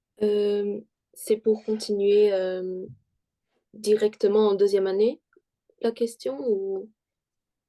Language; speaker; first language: French; early bilingual, heritage; French